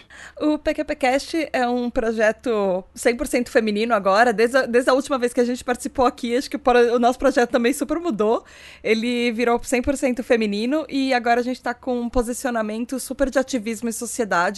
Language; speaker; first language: Portuguese; native; Portuguese